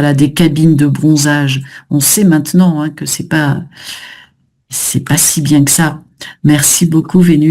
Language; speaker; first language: French; native; French